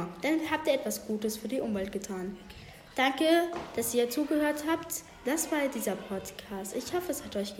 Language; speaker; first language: German; native; German